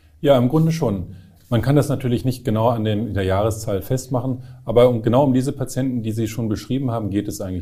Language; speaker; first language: German; native; German